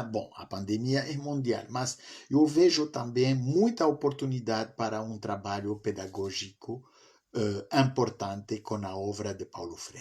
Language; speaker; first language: Portuguese; non-native, fluent; French